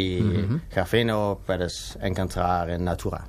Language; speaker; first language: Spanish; non-native, learner; Dutch